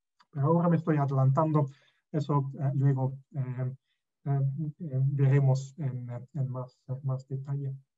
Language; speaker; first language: Spanish; non-native, fluent; Dutch